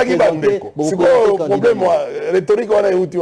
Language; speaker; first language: French; non-native, local second language; Lingala